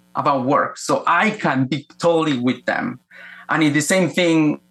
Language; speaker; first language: English; non-native, fluent; Spanish